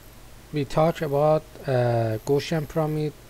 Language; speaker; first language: English; non-native, fluent; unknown